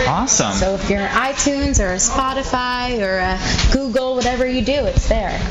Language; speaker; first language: English; native; English